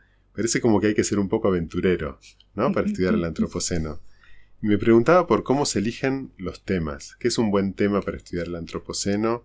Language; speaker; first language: Spanish; native; Spanish